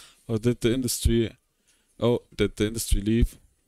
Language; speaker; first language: English; non-native, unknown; German